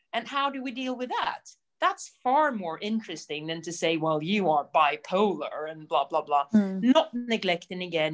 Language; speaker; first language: English; non-native, fluent; Swedish